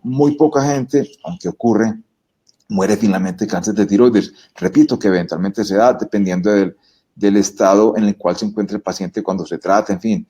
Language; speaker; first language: Spanish; native; Spanish